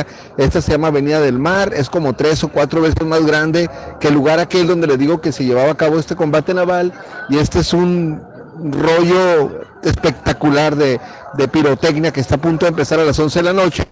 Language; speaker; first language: Spanish; native; Spanish